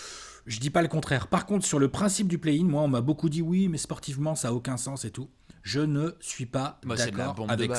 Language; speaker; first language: French; native; French